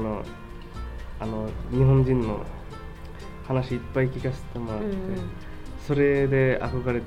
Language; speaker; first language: Japanese; non-native, fluent; Bangla